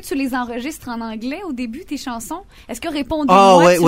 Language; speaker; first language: French; native; French